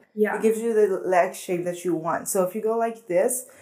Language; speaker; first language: English; early bilingual, other home language; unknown